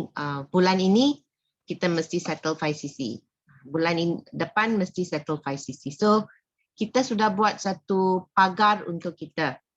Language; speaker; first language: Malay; non-native, local second language; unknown